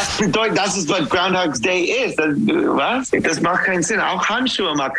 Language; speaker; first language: German; non-native, learner; English